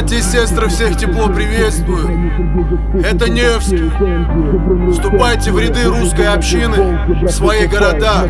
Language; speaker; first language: Russian; native; Russian